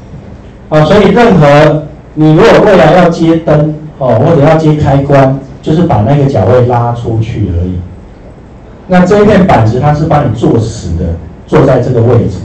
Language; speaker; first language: Chinese; native; Chinese